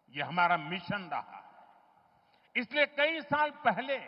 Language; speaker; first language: Hindi; non-native, local second language; Gujarati